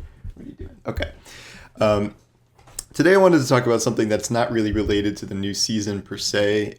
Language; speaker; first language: English; native; English